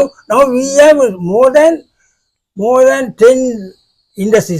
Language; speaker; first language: English; non-native, local second language; Tamil